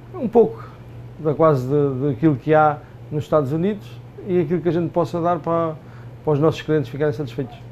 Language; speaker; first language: Portuguese; native; Portuguese